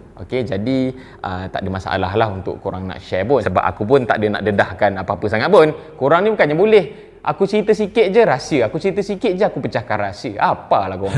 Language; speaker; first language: Malay; native; Malay